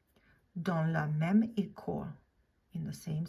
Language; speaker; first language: French; non-native, fluent; English